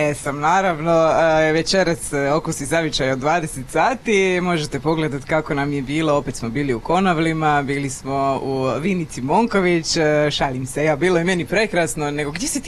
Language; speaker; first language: Croatian; native; Croatian